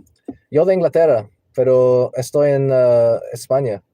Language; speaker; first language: Spanish; non-native, learner; English